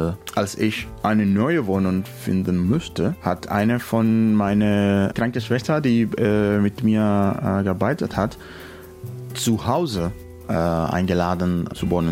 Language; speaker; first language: German; non-native, fluent; Spanish